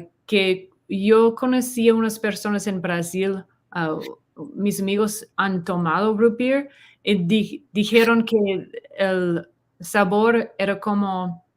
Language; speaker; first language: Spanish; non-native, learner; English